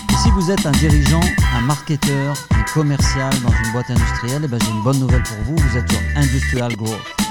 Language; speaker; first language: French; native; French